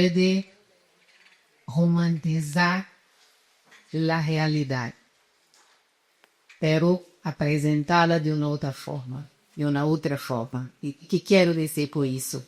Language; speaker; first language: Spanish; non-native, fluent; Portuguese